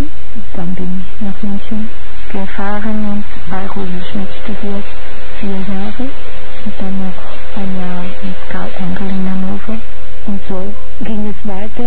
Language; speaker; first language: German; non-native, fluent; Portuguese